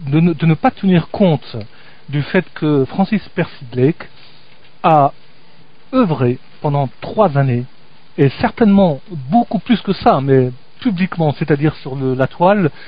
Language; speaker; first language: French; native; French